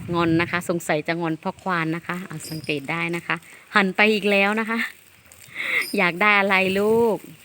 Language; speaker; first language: Thai; native; Thai